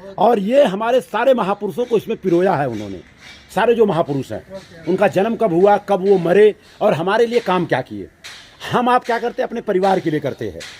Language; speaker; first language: Hindi; native; Hindi